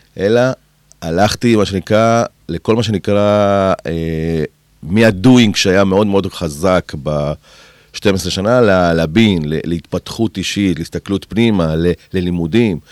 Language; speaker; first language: Hebrew; early bilingual, other home language; Spanish